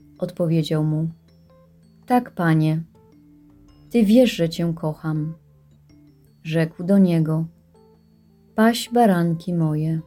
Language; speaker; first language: Polish; native; Polish